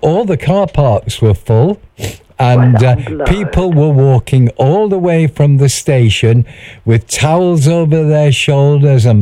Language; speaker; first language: English; native; English